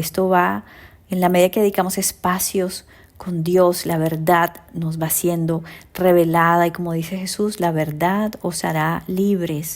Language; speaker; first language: Spanish; native; Spanish